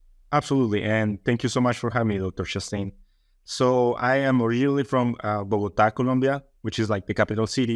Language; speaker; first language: English; non-native, fluent; Spanish